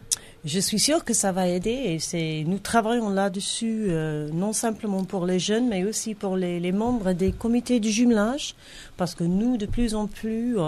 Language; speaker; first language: French; non-native, fluent; English